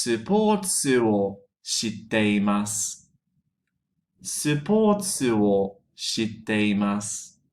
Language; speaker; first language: Japanese; non-native, fluent; English